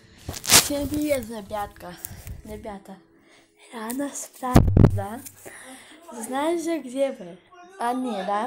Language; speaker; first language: Russian; non-native, local second language; Polish